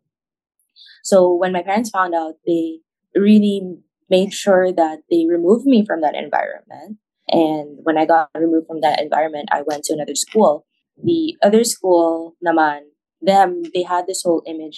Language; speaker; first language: English; non-native, local second language; Filipino